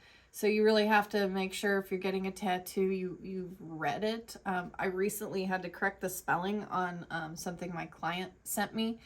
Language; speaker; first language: English; native; English